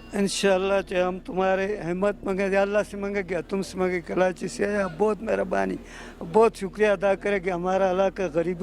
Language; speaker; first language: Hindi; non-native, local second language; Pashto